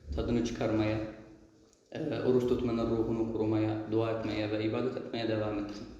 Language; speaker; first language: Turkish; non-native, learner; Arabic